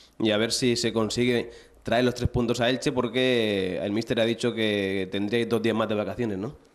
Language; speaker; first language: Spanish; native; Spanish